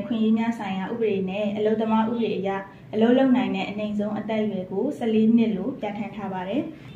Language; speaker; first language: Burmese; native; Burmese